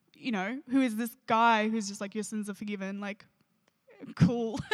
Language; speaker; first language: English; native; English